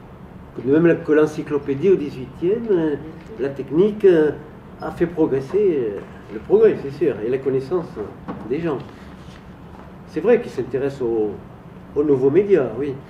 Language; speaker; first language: French; native; French